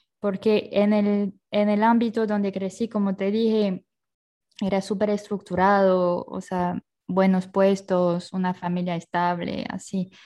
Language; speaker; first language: Spanish; non-native, fluent; French